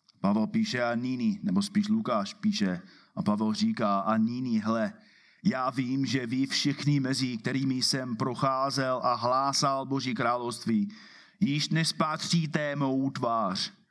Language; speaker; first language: Czech; non-native, fluent; English